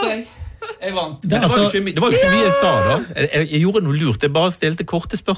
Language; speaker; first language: Norwegian; native; Norwegian